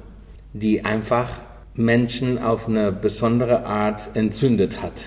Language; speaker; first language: German; non-native, fluent; Spanish